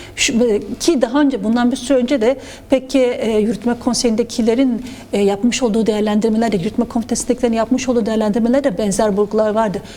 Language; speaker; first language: Turkish; non-native, local second language; Kurdish